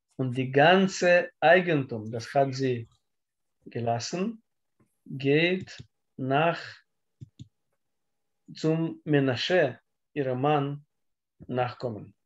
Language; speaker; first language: German; non-native, learner; Russian